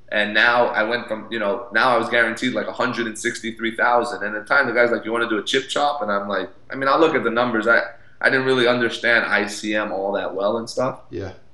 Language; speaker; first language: English; native; English